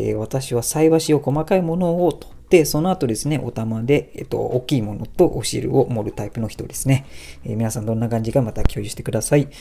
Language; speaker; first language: Japanese; non-native, fluent; Malay